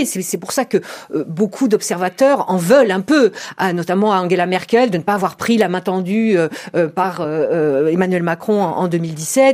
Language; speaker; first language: French; native; French